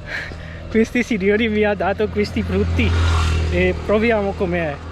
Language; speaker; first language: Italian; non-native, fluent; Bangla